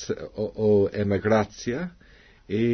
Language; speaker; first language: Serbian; non-native, learner; English